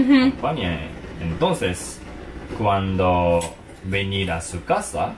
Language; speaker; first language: Spanish; non-native, learner; Japanese